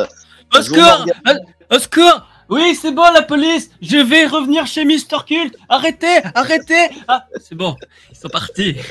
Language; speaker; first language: French; native; French